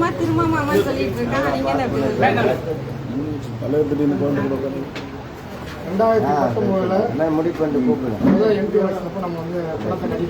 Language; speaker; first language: Tamil; native; Tamil